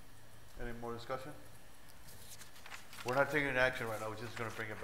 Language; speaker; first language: English; native; English